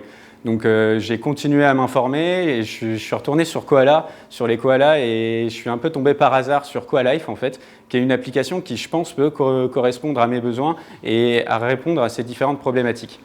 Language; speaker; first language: French; native; French